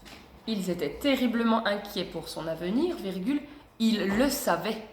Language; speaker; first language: French; native; French